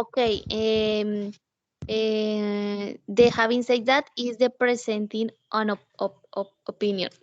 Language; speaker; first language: English; non-native, learner; Spanish